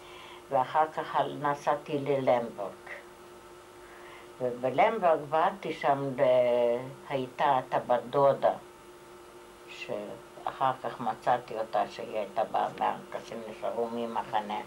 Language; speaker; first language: Hebrew; non-native, fluent; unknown